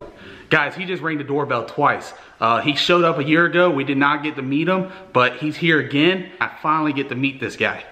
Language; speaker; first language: English; native; English